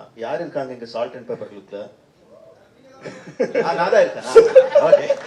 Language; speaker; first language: Tamil; non-native, fluent; Telugu